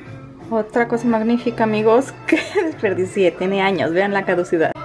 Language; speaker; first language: Spanish; native; Spanish